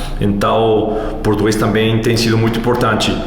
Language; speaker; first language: Portuguese; non-native, local second language; Spanish